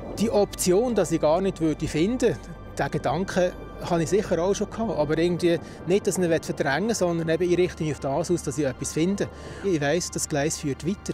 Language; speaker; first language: German; native; German